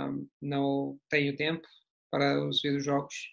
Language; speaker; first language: Portuguese; non-native, fluent; Italian